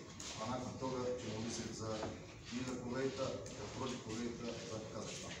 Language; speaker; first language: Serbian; non-native, learner; Bulgarian